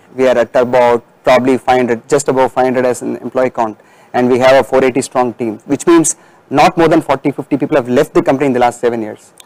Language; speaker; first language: English; non-native, local second language; Tamil